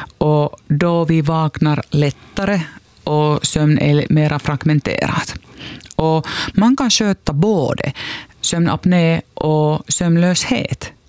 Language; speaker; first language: Swedish; non-native, local second language; Finnish